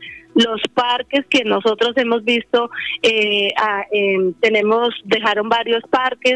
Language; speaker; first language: Spanish; native; Spanish